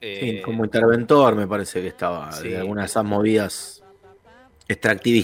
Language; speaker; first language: Spanish; native; Spanish